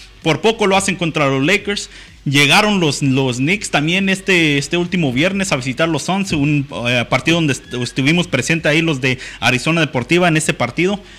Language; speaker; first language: Spanish; early bilingual, heritage; Spanish